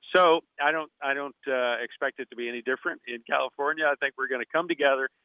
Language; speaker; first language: English; native; English